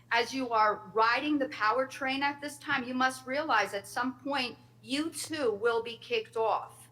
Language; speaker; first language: English; native; English